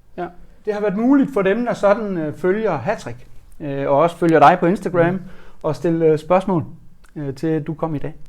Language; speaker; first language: Danish; native; Danish